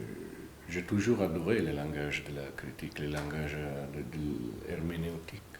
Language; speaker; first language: French; non-native, fluent; Italian